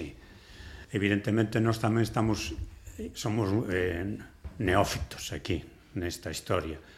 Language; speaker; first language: Galician; native; Galician